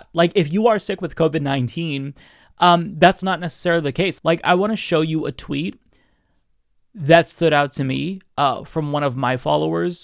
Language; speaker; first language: English; native; English